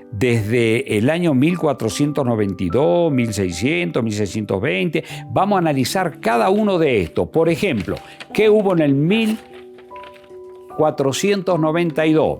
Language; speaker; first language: Spanish; native; Spanish